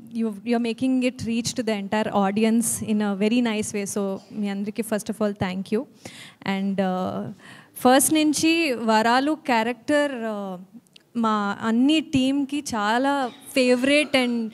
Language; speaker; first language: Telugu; non-native, learner; Kannada